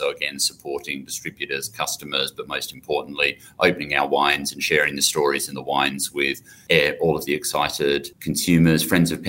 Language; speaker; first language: English; native; English